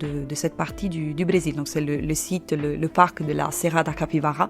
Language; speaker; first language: French; native; French